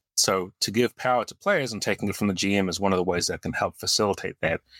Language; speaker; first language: English; native; English